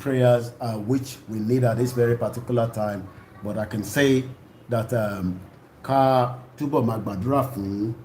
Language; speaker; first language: English; non-native, local second language; Yoruba